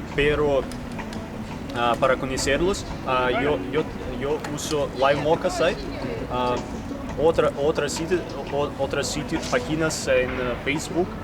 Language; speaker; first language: Spanish; non-native, learner; Ukrainian